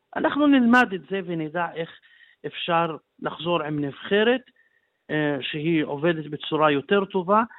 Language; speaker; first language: Hebrew; non-native, local second language; Arabic